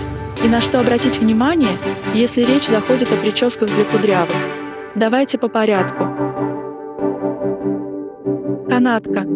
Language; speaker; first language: Russian; native; Russian